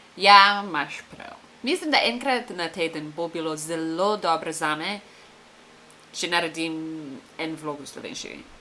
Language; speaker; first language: Slovenian; non-native, fluent; English